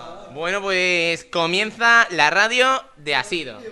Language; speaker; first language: Spanish; native; Spanish